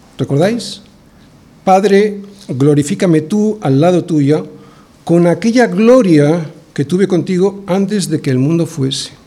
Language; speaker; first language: Spanish; native; Spanish